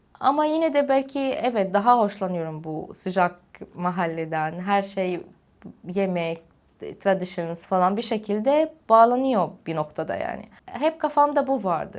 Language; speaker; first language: Turkish; non-native, fluent; Arabic